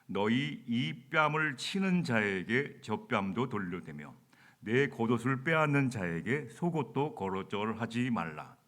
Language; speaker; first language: Korean; native; Korean